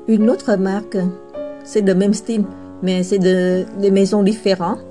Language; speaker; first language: French; non-native, fluent; Vietnamese